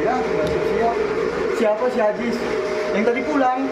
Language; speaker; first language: Indonesian; native; Indonesian